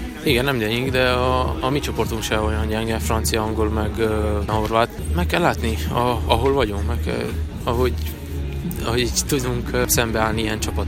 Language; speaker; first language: Hungarian; non-native, local second language; Romanian